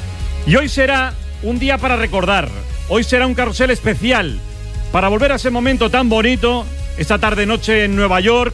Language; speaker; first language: Spanish; native; Spanish